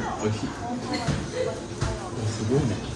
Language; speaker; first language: Japanese; non-native, learner; Indonesian